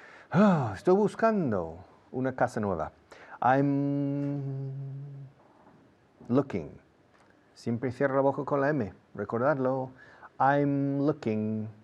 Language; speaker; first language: Spanish; non-native, fluent; English